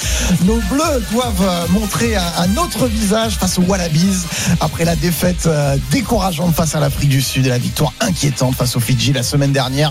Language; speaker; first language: French; native; French